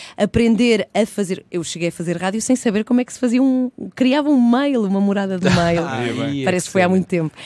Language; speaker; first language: Portuguese; early bilingual, other home language; Spanish